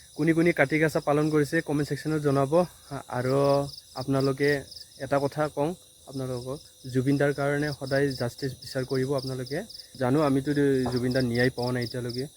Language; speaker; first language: Assamese; non-native, local second language; Bodo